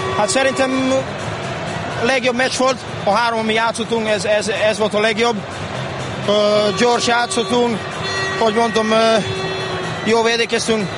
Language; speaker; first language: Hungarian; non-native, learner; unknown